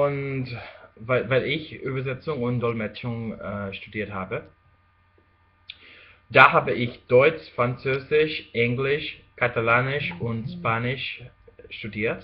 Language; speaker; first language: German; non-native, fluent; Spanish